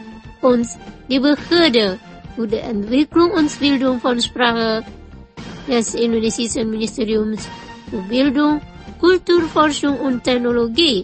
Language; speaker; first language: German; non-native, fluent; Indonesian